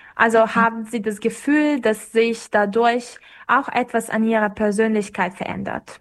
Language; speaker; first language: German; non-native, fluent; Serbian